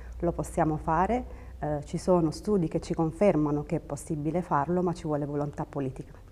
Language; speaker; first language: Italian; early bilingual, other home language; Tigrinya